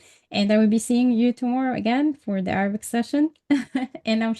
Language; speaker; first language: English; non-native, fluent; Arabic